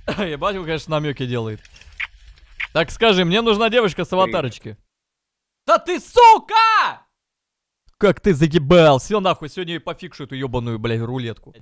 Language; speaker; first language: Russian; native; Russian